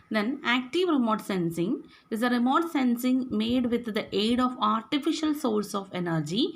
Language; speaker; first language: English; non-native, local second language; Malayalam